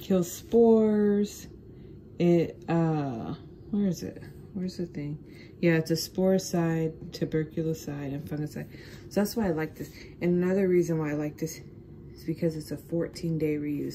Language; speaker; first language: English; native; English